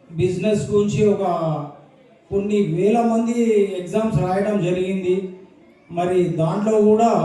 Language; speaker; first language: Telugu; native; Telugu